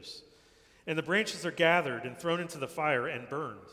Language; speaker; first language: English; native; English